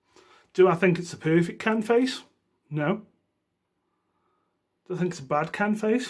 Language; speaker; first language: English; native; English